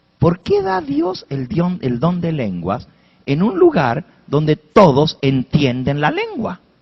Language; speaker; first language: Spanish; early bilingual, heritage; Spanish